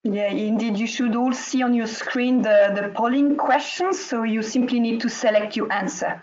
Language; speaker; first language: English; non-native, fluent; French